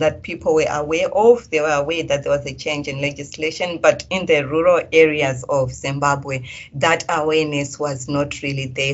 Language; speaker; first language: English; non-native, local second language; Shona